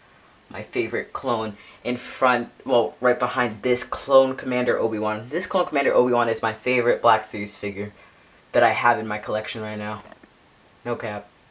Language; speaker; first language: English; native; English